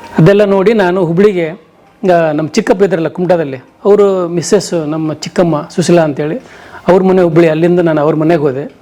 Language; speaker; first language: Kannada; native; Kannada